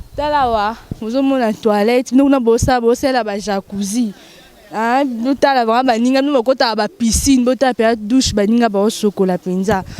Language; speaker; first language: Lingala; native; Lingala